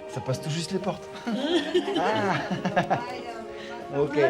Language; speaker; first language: French; native; French